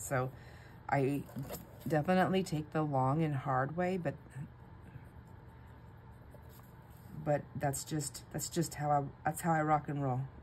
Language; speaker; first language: English; native; English